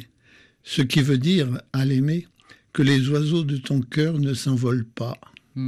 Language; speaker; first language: French; native; French